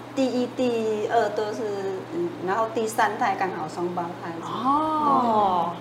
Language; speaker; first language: Chinese; non-native, fluent; Vietnamese